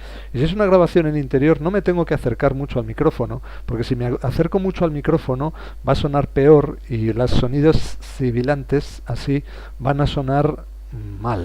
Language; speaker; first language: Spanish; native; Spanish